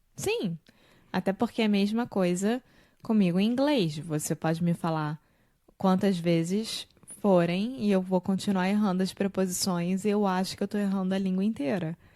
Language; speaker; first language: Portuguese; native; Portuguese